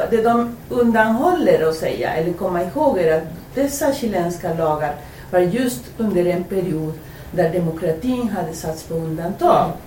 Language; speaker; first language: Swedish; non-native, fluent; Spanish